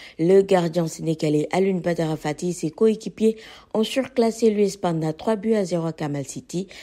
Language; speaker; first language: French; non-native, local second language; Wolof